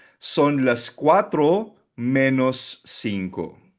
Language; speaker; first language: Spanish; non-native, fluent; Filipino